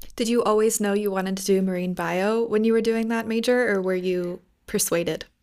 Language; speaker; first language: English; native; English